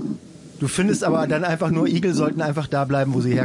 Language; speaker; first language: German; native; German